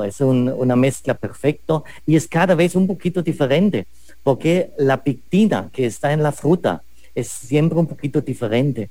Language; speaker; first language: Spanish; non-native, fluent; German